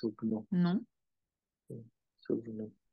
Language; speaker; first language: French; non-native, learner; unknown